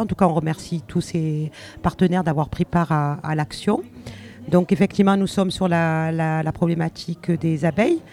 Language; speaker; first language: French; native; French